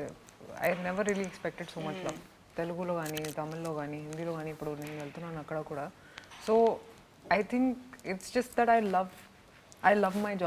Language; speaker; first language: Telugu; non-native, local second language; Hindi